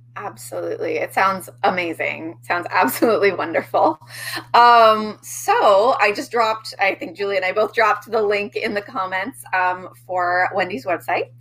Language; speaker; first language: English; native; English